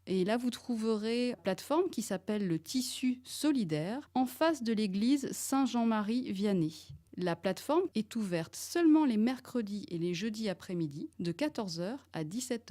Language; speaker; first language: French; non-native, learner; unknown